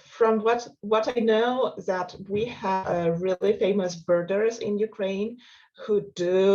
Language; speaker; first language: English; non-native, fluent; Ukrainian